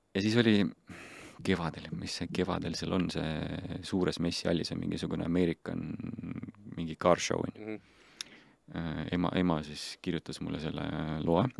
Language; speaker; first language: Estonian; non-native, local second language; Russian